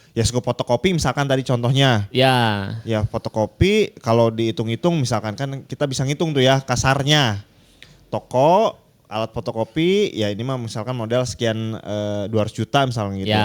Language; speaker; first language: Indonesian; native; Indonesian